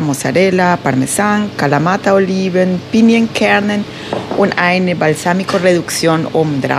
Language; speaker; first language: German; non-native, fluent; Spanish